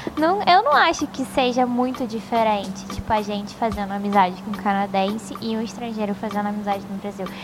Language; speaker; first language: Portuguese; native; Portuguese